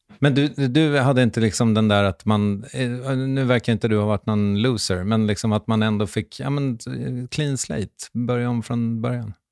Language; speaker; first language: Swedish; native; Swedish